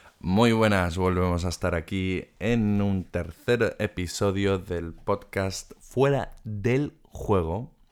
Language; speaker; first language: Spanish; non-native, fluent; German